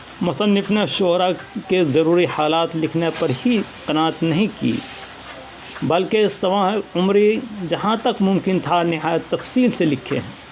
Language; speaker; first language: Urdu; native; Urdu